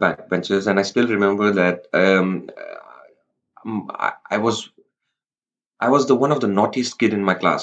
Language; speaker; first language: English; non-native, local second language; Rajasthani